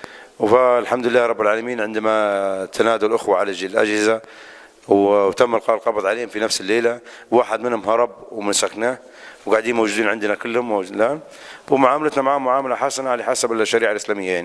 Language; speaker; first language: Arabic; native; Arabic